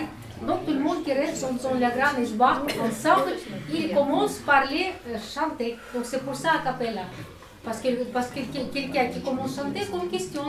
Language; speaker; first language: French; non-native, learner; Russian